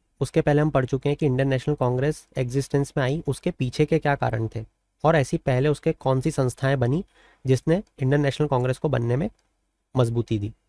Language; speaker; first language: Hindi; native; Hindi